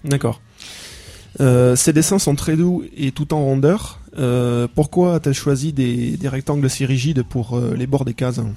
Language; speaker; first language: French; native; French